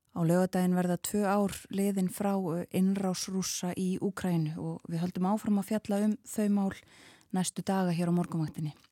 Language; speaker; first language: Icelandic; native; Icelandic